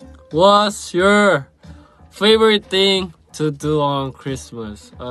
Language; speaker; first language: English; non-native, learner; Korean